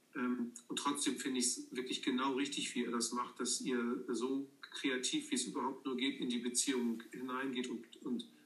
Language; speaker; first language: German; native; German